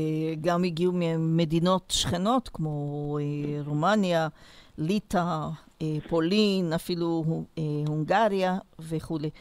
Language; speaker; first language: Hebrew; non-native, fluent; Portuguese